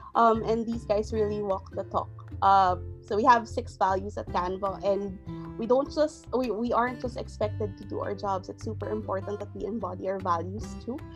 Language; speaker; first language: English; non-native, local second language; Filipino